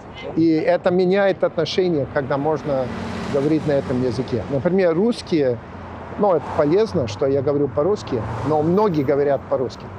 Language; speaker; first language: Russian; non-native, fluent; English